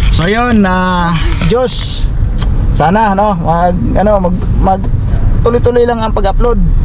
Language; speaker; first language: Filipino; non-native, local second language; Cebuano